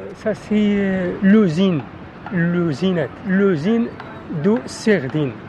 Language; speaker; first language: French; non-native, learner; Arabic